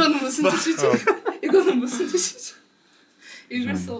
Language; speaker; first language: Korean; non-native, fluent; English